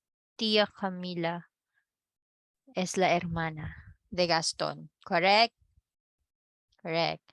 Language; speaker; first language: Spanish; non-native, fluent; Filipino